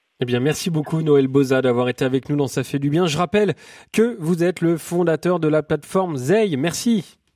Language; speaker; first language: French; native; French